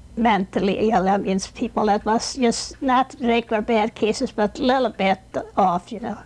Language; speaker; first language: English; non-native, fluent; Swedish